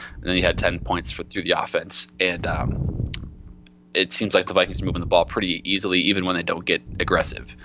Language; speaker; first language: English; native; English